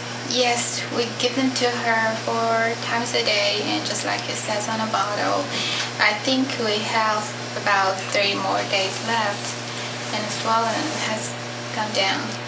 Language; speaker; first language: English; native; English